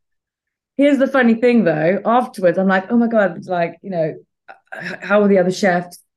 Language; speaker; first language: English; native; English